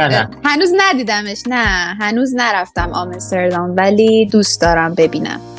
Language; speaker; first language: Persian; native; Persian